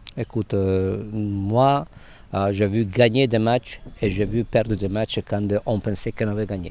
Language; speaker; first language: French; non-native, fluent; Italian